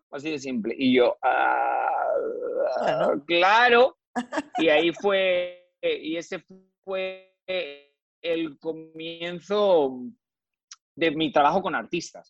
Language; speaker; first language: Spanish; native; Spanish